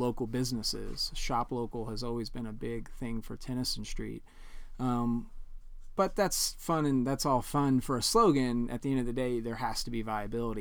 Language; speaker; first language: English; native; English